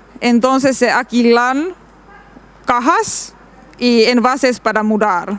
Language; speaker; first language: Spanish; non-native, learner; Finnish